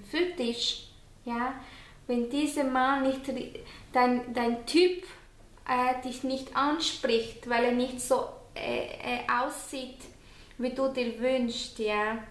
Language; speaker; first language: German; non-native, fluent; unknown